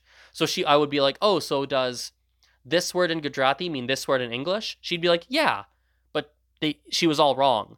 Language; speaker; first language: English; early bilingual, other home language; Gujarati